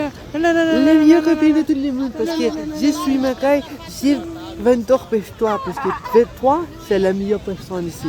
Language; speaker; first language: French; non-native, learner; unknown